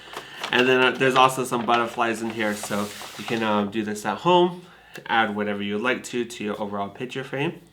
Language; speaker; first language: English; native; English